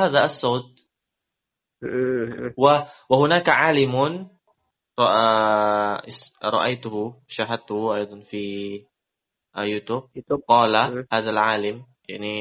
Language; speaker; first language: Arabic; non-native, learner; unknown